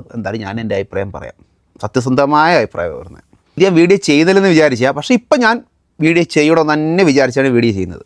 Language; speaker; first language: Malayalam; native; Malayalam